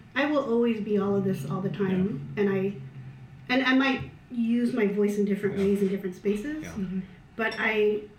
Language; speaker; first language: English; early bilingual, other home language; Filipino